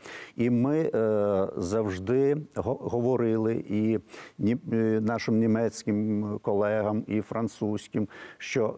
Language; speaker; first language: Ukrainian; non-native, fluent; Lithuanian